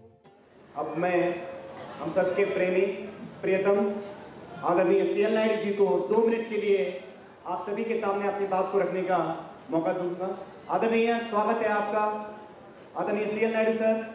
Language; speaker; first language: Hindi; non-native, local second language; Telugu